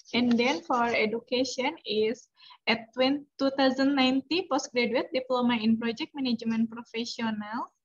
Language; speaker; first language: English; non-native, fluent; Indonesian